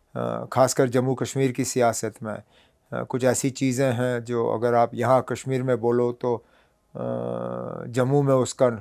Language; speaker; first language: Hindi; non-native, local second language; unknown